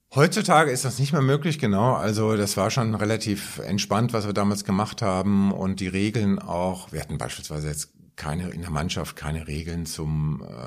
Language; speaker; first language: German; native; German